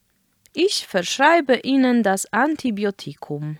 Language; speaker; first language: German; non-native, fluent; Polish